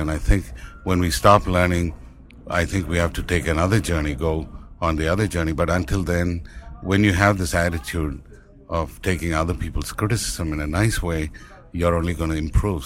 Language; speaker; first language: English; non-native, local second language; Tamil